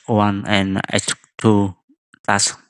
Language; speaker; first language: English; non-native, fluent; Vietnamese